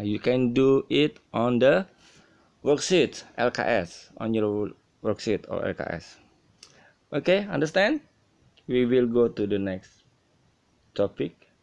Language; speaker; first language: English; non-native, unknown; Indonesian